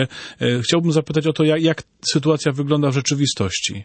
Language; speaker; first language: Polish; native; Polish